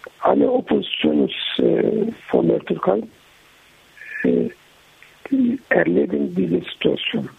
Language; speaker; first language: German; non-native, learner; Turkish